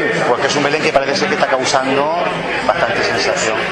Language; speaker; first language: Spanish; native; Spanish